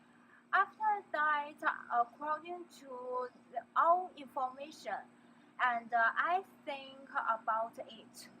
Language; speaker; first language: English; non-native, learner; Chinese